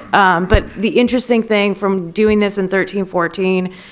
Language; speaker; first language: English; native; English